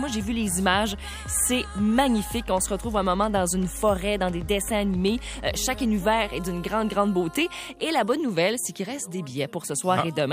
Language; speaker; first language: French; native; French